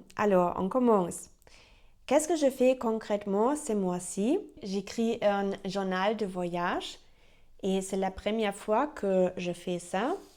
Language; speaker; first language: French; non-native, learner; German